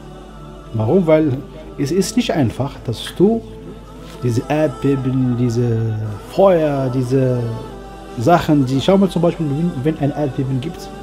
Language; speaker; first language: German; non-native, learner; Arabic